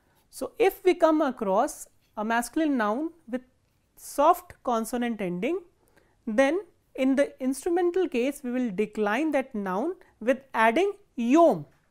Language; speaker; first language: English; non-native, local second language; Hindi